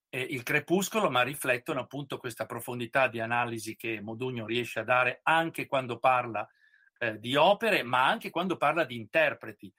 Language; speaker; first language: Italian; native; Italian